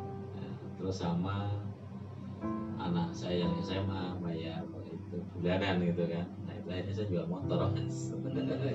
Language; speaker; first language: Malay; non-native, local second language; Javanese